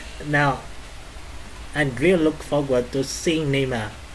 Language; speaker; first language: English; non-native, fluent; Vietnamese